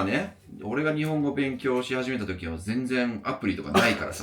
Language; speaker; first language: Japanese; non-native, fluent; English